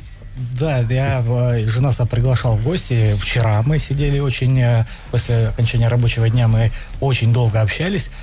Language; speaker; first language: Russian; native; Russian